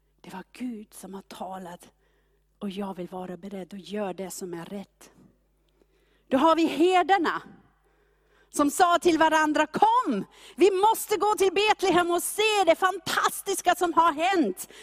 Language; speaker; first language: Swedish; non-native, fluent; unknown